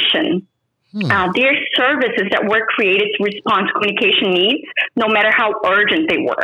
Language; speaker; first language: English; non-native, fluent; Portuguese